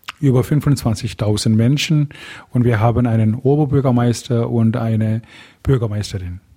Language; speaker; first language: German; non-native, fluent; Tamil